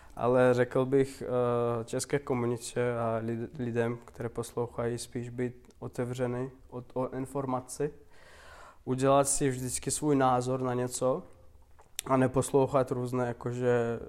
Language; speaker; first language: Czech; non-native, fluent; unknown